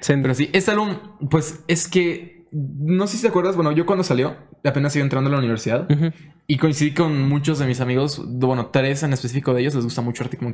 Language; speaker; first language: Spanish; native; Spanish